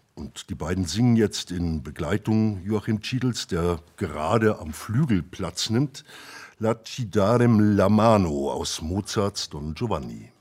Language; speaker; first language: German; native; German